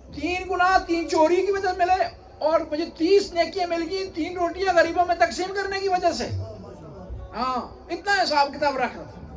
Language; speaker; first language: Urdu; non-native, local second language; Punjabi